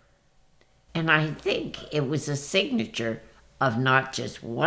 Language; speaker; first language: English; native; English